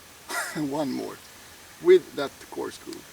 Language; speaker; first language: English; non-native, fluent; Swedish